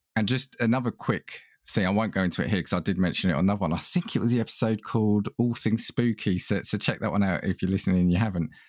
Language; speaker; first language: English; early bilingual, other home language; Italian